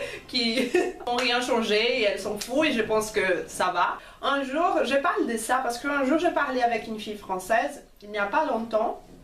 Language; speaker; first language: French; non-native, fluent; Portuguese